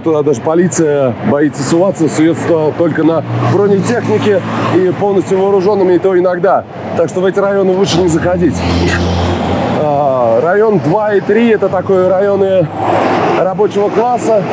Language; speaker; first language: Russian; native; Russian